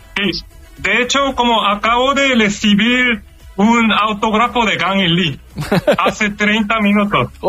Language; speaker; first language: Spanish; non-native, learner; Korean